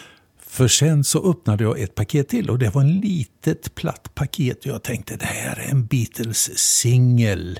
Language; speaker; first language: Swedish; native; Swedish